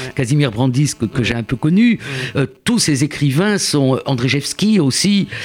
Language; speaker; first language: French; native; French